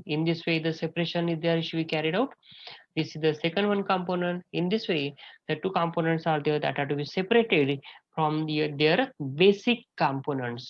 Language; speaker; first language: English; non-native, local second language; Marathi